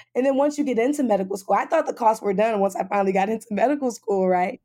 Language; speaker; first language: English; native; English